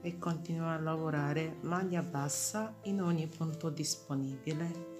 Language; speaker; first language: Italian; non-native, fluent; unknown